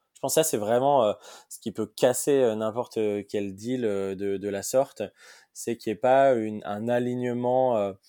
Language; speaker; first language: French; native; French